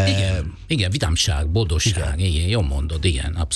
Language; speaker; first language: Hungarian; non-native, fluent; Italian